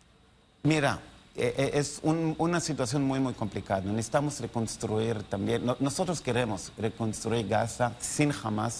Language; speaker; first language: Spanish; non-native, learner; Hebrew